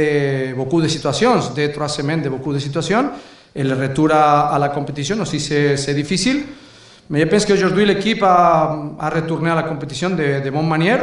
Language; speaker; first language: French; non-native, learner; Spanish